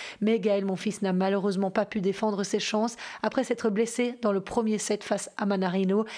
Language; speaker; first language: French; native; French